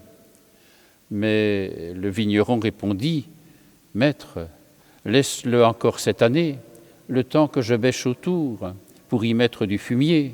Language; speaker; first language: French; native; French